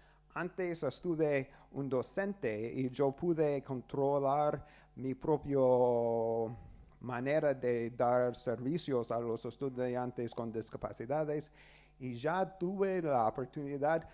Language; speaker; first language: Spanish; non-native, learner; English